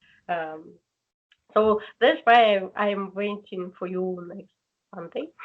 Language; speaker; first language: English; non-native, learner; Russian